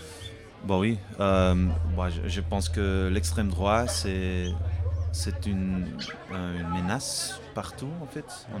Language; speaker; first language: French; non-native, fluent; Dutch